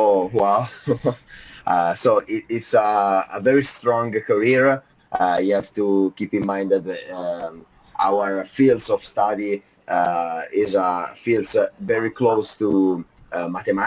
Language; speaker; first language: English; non-native, fluent; Italian